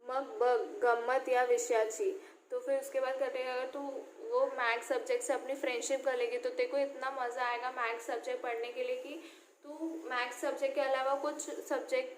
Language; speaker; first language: Hindi; non-native, local second language; Marathi